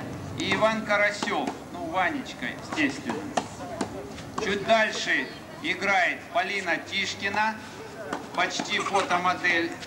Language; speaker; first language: Russian; native; Russian